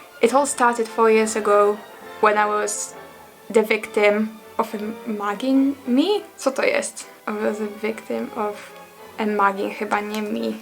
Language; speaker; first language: English; non-native, fluent; Polish